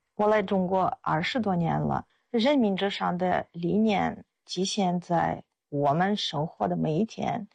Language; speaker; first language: Chinese; non-native, fluent; Russian